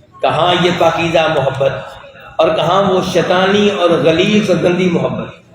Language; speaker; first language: Urdu; non-native, local second language; Punjabi